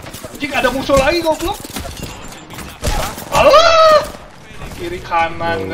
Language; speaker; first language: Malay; non-native, local second language; Sundanese